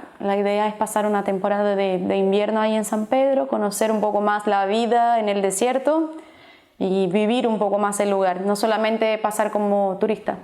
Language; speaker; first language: Spanish; non-native, fluent; Portuguese